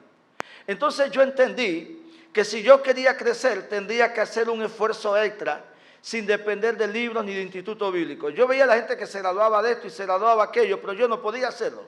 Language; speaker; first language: Spanish; native; Spanish